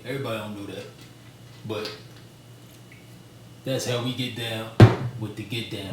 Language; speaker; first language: English; native; English